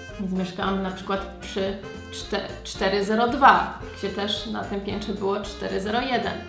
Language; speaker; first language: Polish; early bilingual, heritage; Polish